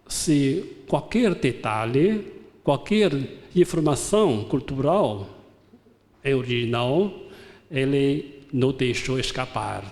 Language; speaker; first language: Portuguese; non-native, fluent; Chinese